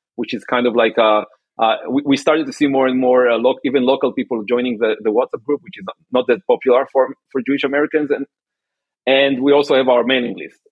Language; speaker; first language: English; non-native, fluent; Hebrew